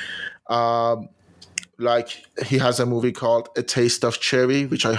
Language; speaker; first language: English; non-native, fluent; Persian